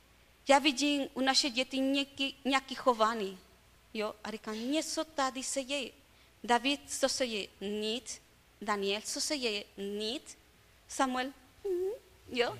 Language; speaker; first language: Czech; non-native, learner; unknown